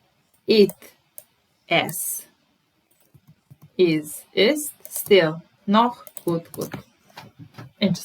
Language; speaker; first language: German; non-native, fluent; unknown